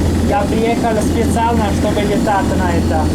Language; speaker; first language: Russian; non-native, learner; Italian